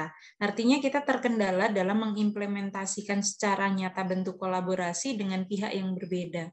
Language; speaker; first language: Indonesian; native; Indonesian